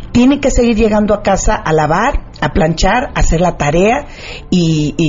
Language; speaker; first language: Spanish; native; Spanish